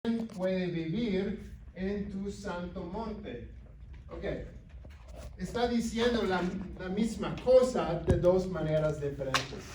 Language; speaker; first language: Spanish; non-native, fluent; English